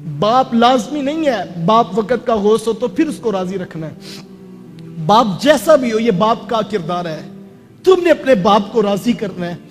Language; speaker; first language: Urdu; non-native, local second language; Punjabi